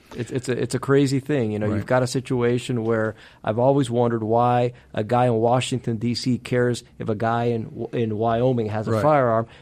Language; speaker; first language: English; early bilingual, other home language; Spanish